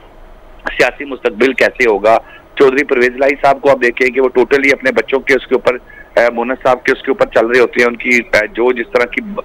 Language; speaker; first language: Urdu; non-native, local second language; Punjabi